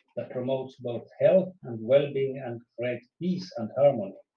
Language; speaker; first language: English; non-native, fluent; Swedish